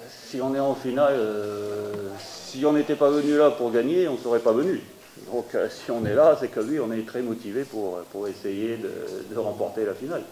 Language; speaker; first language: French; native; French